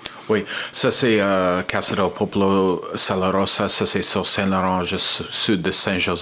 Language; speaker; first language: French; non-native, learner; English